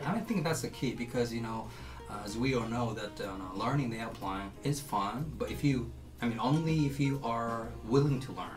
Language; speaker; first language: English; non-native, fluent; Japanese